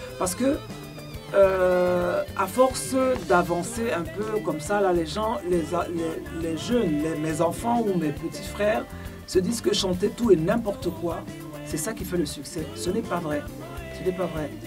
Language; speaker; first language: French; non-native, local second language; Duala